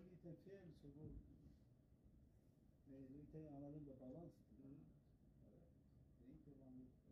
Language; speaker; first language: Swedish; non-native, local second language; Turkish